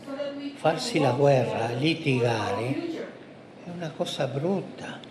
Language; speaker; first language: Italian; non-native, fluent; Spanish